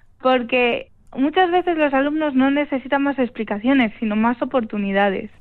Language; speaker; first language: Spanish; native; Spanish